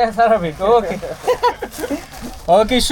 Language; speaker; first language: English; non-native, learner; French